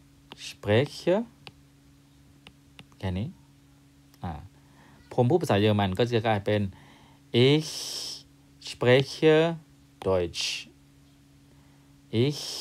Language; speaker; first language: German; non-native, fluent; Thai